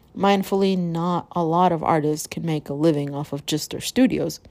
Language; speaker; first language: English; early bilingual, other home language; Spanish